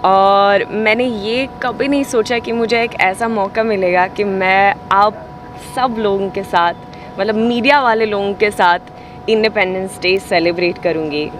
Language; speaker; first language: Hindi; non-native, fluent; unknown